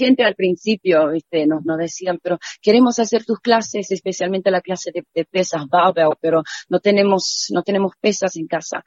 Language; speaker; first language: Spanish; native; Spanish